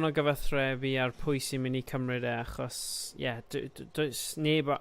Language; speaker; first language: Welsh; non-native, local second language; English